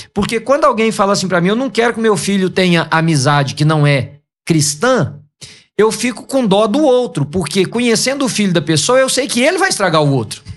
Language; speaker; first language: Portuguese; native; Portuguese